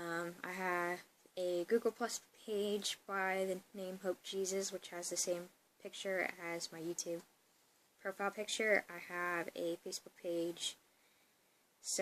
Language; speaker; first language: English; native; English